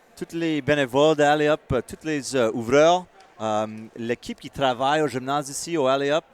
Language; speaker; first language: French; non-native, local second language; English